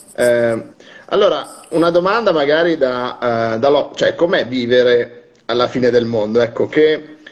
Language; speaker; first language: Italian; non-native, fluent; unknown